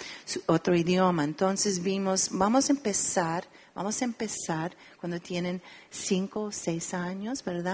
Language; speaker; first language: Spanish; early bilingual, heritage; Spanish